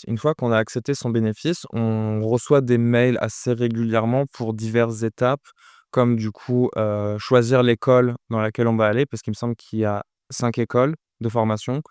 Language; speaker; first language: French; native; French